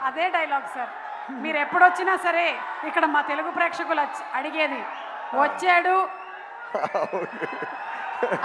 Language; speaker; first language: Telugu; native; Telugu